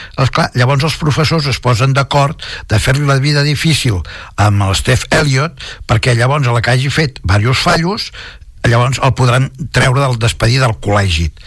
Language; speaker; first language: Catalan; non-native, local second language; Spanish